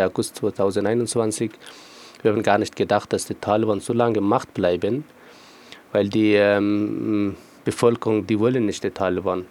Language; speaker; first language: German; non-native, fluent; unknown